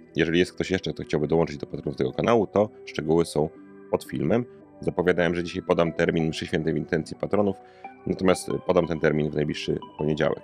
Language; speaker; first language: Polish; native; Polish